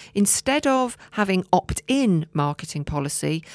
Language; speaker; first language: English; native; English